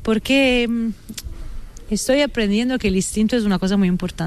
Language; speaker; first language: Spanish; non-native, fluent; Italian